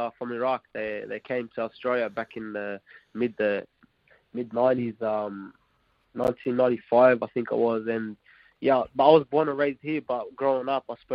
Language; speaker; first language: English; non-native, local second language; Arabic